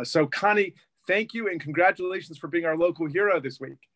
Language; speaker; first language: English; native; English